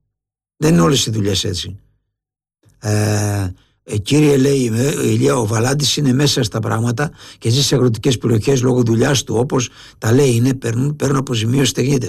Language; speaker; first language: Greek; native; Greek